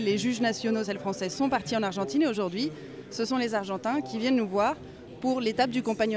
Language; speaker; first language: French; native; French